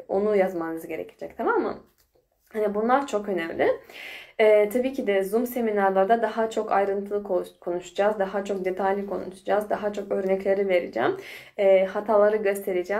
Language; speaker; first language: Turkish; non-native, fluent; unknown